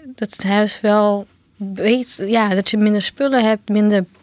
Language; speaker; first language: Dutch; non-native, fluent; Portuguese